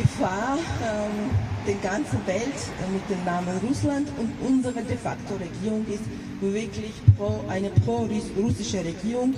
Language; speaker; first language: German; non-native, local second language; Georgian